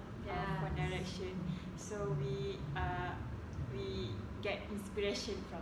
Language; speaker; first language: English; non-native, local second language; Malay